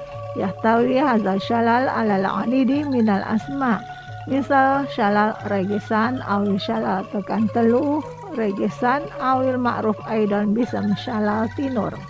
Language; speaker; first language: Arabic; non-native, learner; Indonesian